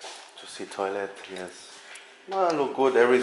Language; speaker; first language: English; non-native, learner; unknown